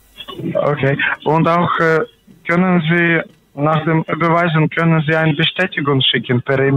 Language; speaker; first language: German; non-native, learner; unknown